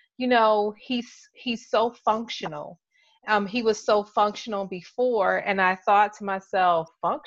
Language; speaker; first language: English; native; English